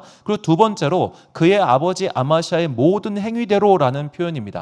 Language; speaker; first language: Korean; native; Korean